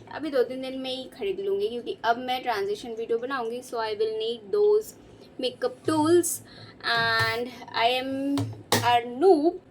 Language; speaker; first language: Hindi; non-native, local second language; Bangla